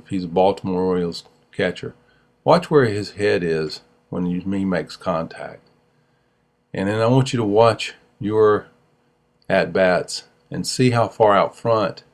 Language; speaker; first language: English; native; English